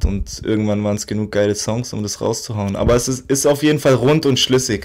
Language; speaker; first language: German; native; German